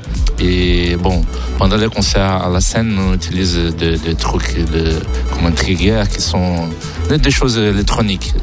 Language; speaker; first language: French; non-native, learner; Portuguese